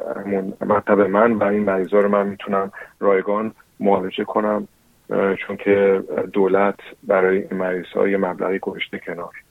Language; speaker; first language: Persian; early bilingual, heritage; Persian